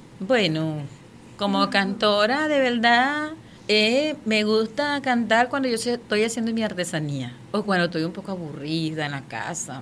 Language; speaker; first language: Spanish; non-native, local second language; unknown